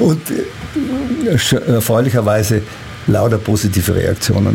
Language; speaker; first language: German; native; German